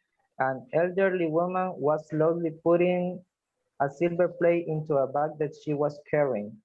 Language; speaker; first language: English; non-native, fluent; Spanish